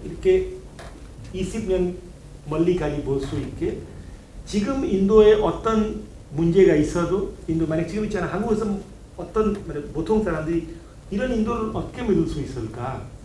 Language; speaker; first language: Korean; non-native, learner; Hindi